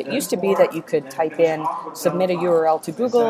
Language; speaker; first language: English; native; English